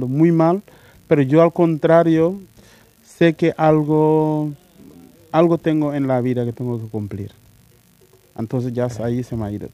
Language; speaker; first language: Spanish; non-native, fluent; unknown